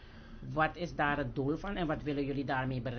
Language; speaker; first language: Dutch; native; Dutch